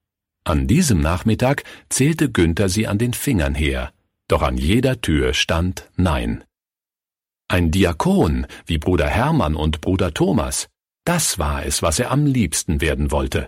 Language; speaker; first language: German; native; German